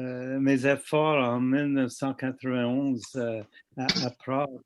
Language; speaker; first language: French; non-native, fluent; English